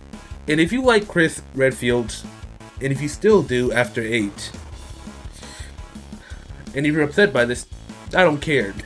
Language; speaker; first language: English; native; English